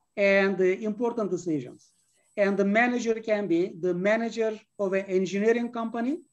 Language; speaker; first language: English; non-native, fluent; Turkish